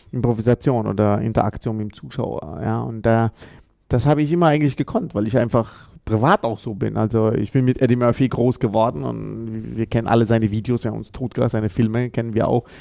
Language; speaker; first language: German; early bilingual, other home language; Amharic